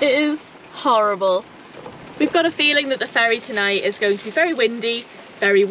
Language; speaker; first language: English; native; English